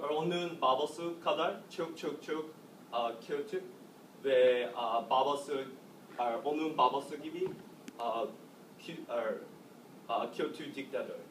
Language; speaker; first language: Turkish; non-native, learner; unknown